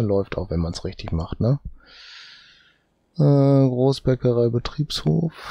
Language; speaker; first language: German; native; German